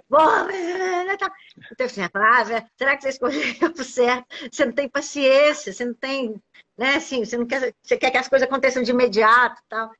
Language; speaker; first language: Portuguese; native; Portuguese